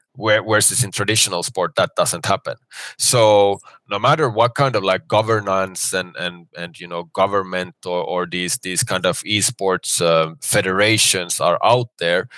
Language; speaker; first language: English; non-native, fluent; Finnish